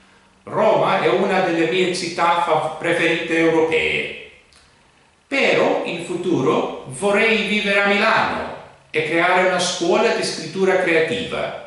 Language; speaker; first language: Italian; non-native, fluent; Greek